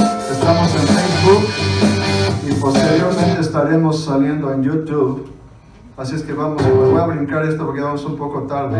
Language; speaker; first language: Spanish; native; Spanish